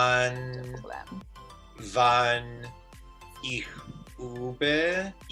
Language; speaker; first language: German; non-native, learner; English